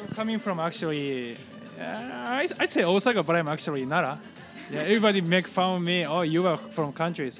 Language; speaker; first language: English; non-native, learner; Japanese